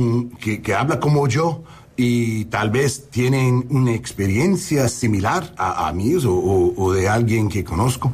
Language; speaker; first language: Spanish; early bilingual, heritage; English